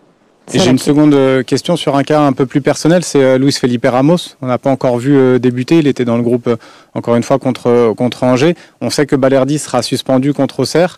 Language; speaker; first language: French; native; French